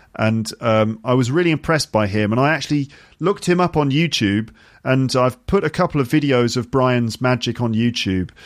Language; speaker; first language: English; native; English